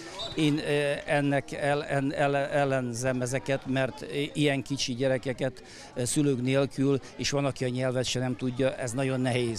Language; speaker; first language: Hungarian; non-native, local second language; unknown